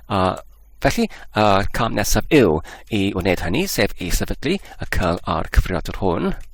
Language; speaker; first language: Welsh; non-native, fluent; English